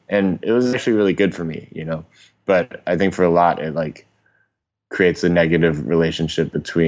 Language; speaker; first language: English; non-native, local second language; Cantonese